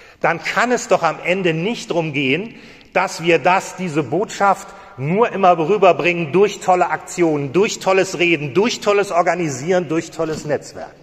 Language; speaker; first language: German; native; German